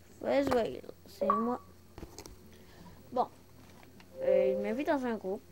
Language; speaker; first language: French; non-native, local second language; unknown